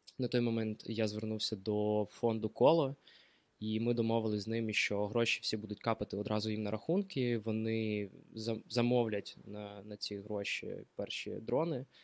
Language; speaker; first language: Ukrainian; non-native, local second language; Russian